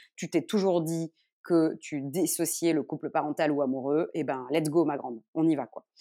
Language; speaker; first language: French; native; French